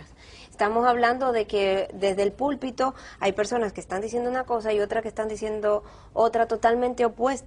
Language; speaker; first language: Spanish; native; Spanish